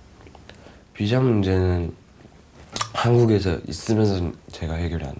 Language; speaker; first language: Korean; early bilingual, other home language; Urdu